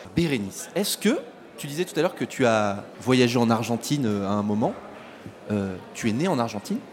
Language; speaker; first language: French; native; French